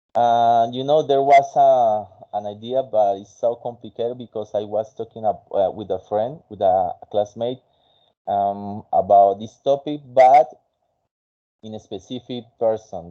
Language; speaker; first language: English; non-native, fluent; Spanish